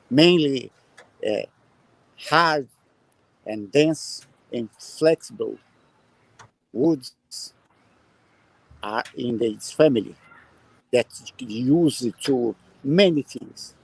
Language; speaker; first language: English; non-native, learner; Portuguese